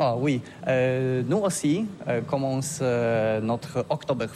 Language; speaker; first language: French; non-native, learner; Polish